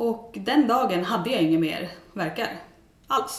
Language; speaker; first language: Swedish; native; Swedish